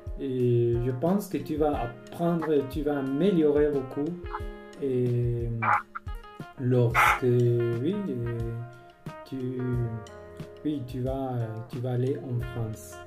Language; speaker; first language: French; non-native, fluent; Spanish